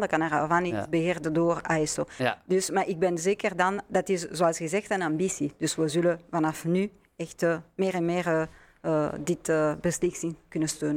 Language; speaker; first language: Dutch; non-native, learner; French